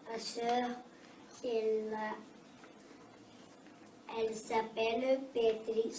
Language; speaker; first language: French; non-native, learner; Portuguese